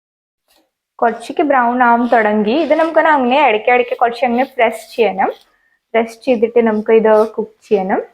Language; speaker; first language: Malayalam; non-native, local second language; Hindi